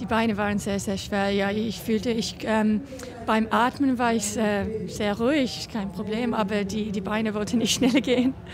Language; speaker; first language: German; non-native, learner; English